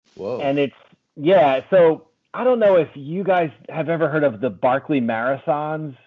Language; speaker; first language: English; native; English